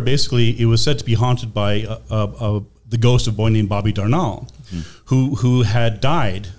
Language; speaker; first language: English; native; English